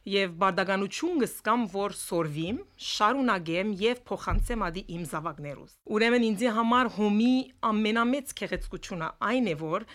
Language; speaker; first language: Armenian; early bilingual, heritage; Armenian